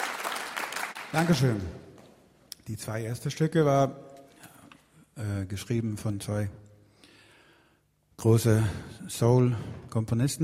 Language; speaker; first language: German; non-native, fluent; Swedish